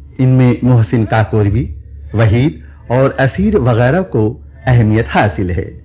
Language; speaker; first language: Urdu; native; Urdu